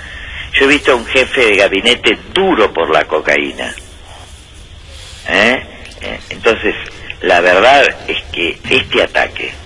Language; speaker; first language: Spanish; native; Spanish